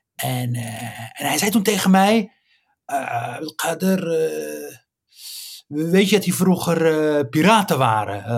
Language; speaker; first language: Dutch; early bilingual, other home language; Riffian